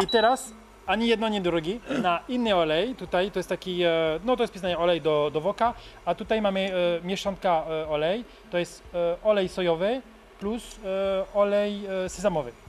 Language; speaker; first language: Polish; non-native, learner; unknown